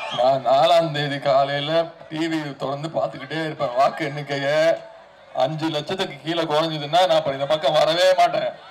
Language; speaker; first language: Tamil; native; Tamil